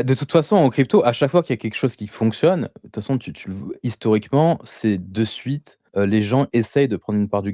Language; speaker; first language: French; native; French